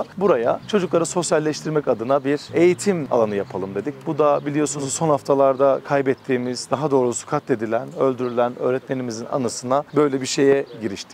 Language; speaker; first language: Turkish; native; Turkish